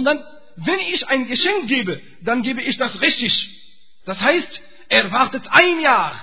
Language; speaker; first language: German; non-native, fluent; Arabic